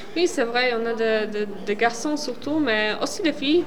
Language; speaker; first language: French; non-native, fluent; Polish